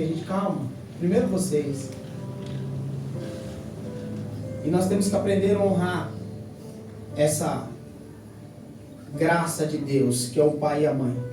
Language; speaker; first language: Portuguese; native; Portuguese